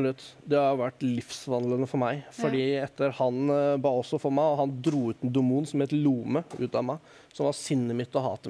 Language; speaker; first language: Norwegian; native; Norwegian